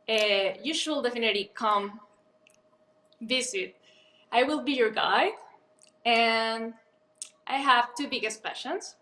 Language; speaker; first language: English; non-native, fluent; Spanish